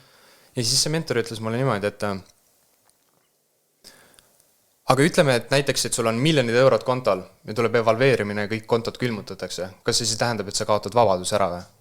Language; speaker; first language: Estonian; native; Estonian